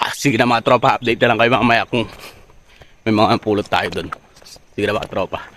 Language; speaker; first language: Filipino; non-native, local second language; Iloko